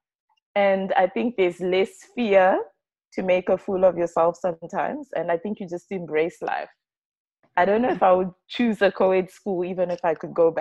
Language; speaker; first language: English; non-native, local second language; Shona